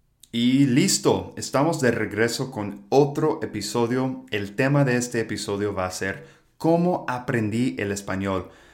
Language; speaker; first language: Spanish; non-native, fluent; English